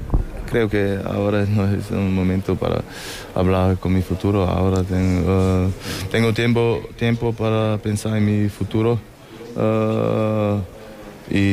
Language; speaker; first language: Spanish; non-native, fluent; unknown